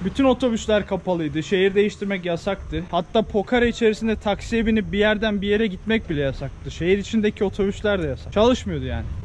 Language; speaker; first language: Turkish; native; Turkish